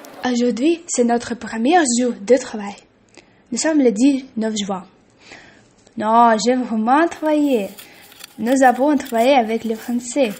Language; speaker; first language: French; non-native, learner; Russian